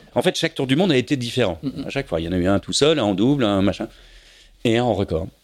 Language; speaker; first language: French; native; French